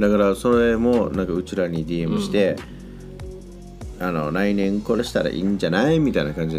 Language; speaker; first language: Japanese; native; Japanese